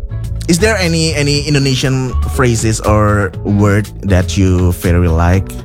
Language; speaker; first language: English; non-native, learner; Indonesian